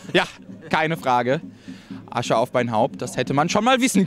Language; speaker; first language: German; native; German